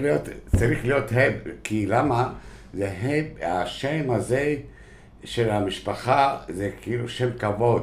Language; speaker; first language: Hebrew; non-native, local second language; Arabic